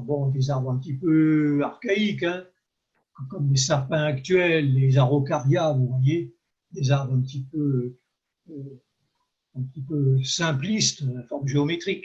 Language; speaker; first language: French; native; French